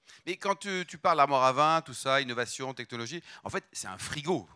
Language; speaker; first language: French; native; French